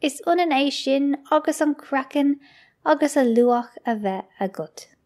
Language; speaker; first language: Irish; non-native, local second language; English